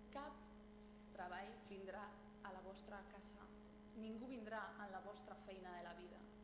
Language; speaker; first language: Catalan; non-native, local second language; Spanish